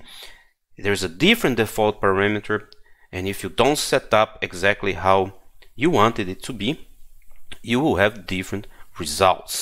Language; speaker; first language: English; non-native, fluent; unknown